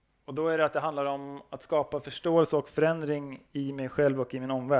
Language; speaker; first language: Swedish; native; Swedish